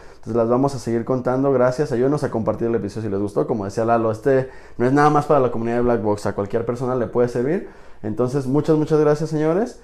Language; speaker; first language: Spanish; native; Spanish